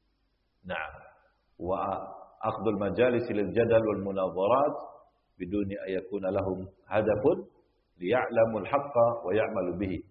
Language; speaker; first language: Arabic; non-native, fluent; Indonesian